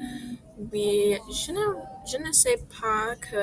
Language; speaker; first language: French; non-native, learner; English